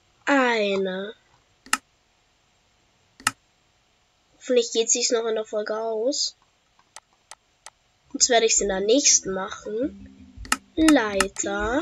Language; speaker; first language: German; native; German